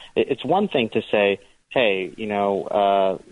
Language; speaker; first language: English; early bilingual, other home language; Hindi